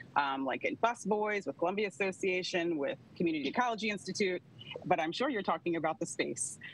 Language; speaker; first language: English; native; English